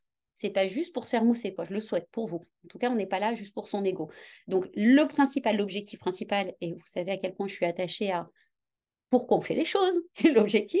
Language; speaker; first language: French; native; French